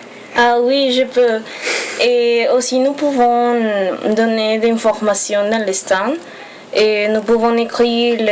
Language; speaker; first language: French; non-native, learner; Spanish